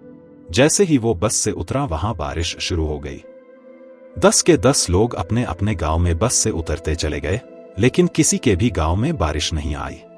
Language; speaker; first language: Hindi; native; Hindi